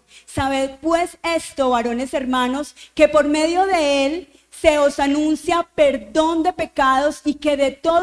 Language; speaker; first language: Spanish; native; Spanish